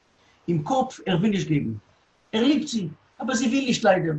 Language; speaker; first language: German; non-native, learner; Hebrew